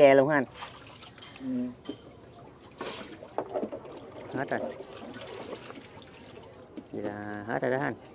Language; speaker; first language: Vietnamese; native; Vietnamese